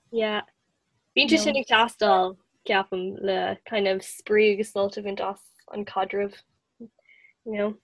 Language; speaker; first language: Irish; non-native, local second language; English